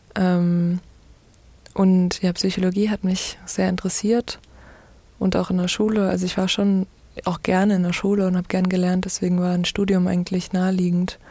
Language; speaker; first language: German; native; German